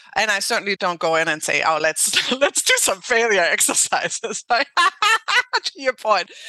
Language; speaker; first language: English; non-native, fluent; German